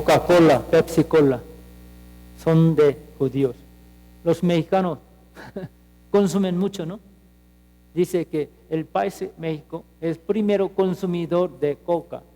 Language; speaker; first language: Spanish; non-native, fluent; Korean